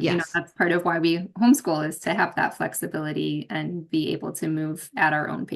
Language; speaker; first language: English; native; English